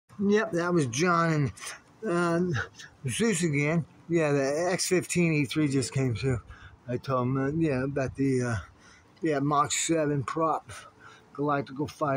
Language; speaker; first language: English; native; English